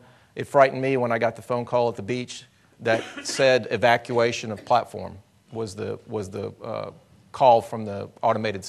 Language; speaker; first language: English; native; English